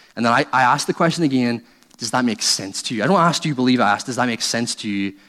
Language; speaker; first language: English; native; English